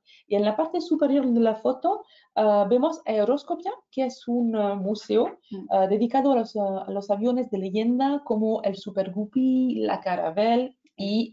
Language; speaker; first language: Spanish; non-native, fluent; French